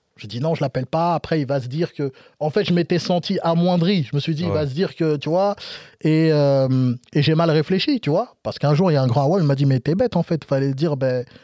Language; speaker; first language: French; native; French